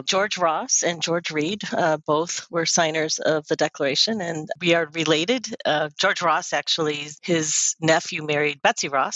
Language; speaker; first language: English; native; English